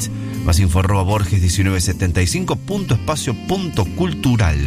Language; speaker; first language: Spanish; native; Spanish